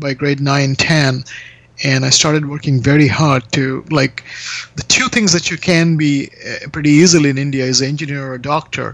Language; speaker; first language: English; non-native, local second language; Bangla